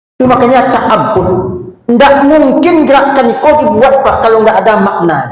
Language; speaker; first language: Malay; non-native, local second language; Minangkabau